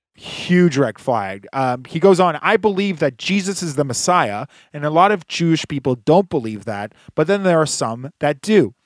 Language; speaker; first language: English; early bilingual, other home language; Hebrew